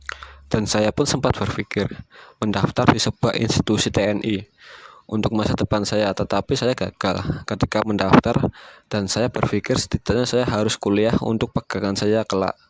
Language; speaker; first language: Indonesian; native; Indonesian